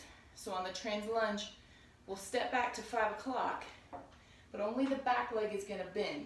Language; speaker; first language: English; native; English